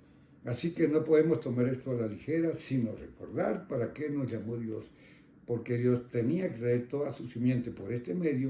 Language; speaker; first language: Spanish; native; Spanish